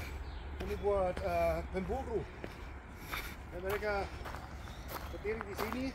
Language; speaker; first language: Indonesian; non-native, learner; German